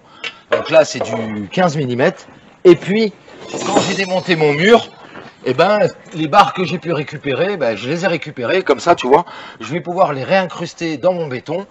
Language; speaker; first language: French; native; French